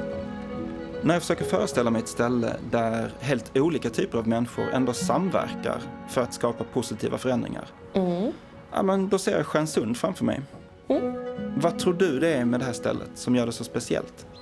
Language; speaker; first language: Swedish; native; Swedish